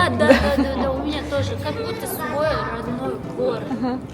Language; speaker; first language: Russian; non-native, local second language; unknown